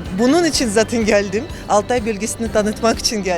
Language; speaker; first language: Turkish; non-native, learner; Russian